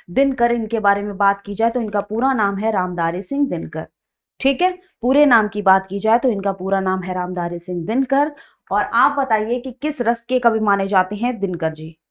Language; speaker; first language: Hindi; native; Hindi